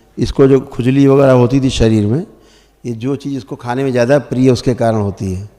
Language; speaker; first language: Hindi; native; Hindi